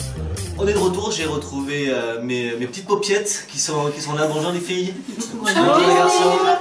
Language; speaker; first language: French; native; French